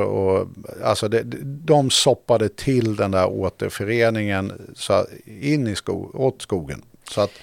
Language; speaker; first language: Swedish; native; Swedish